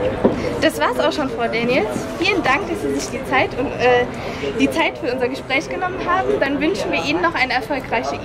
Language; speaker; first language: German; native; German